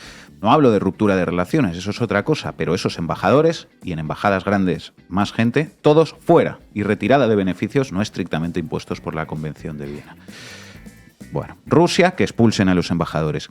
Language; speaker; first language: Spanish; native; Spanish